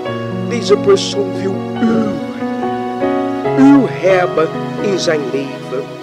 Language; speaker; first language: Dutch; non-native, fluent; Portuguese